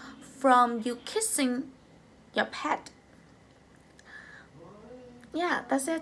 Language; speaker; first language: English; non-native, learner; Vietnamese